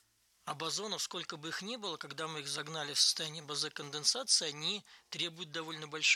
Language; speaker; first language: Russian; native; Russian